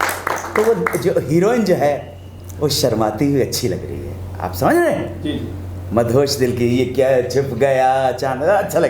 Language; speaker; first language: Hindi; native; Hindi